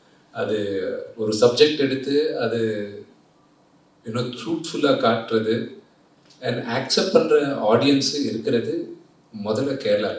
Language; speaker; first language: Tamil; non-native, fluent; Telugu